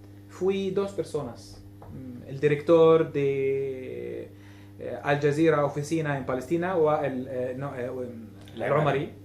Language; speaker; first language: Spanish; non-native, learner; Arabic